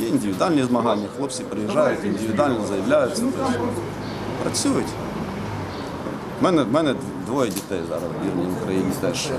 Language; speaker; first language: Ukrainian; native; Ukrainian